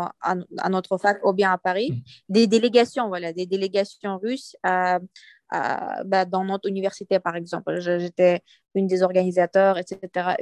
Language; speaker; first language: French; non-native, fluent; Uyghur